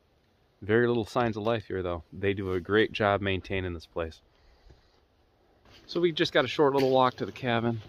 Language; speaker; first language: English; native; English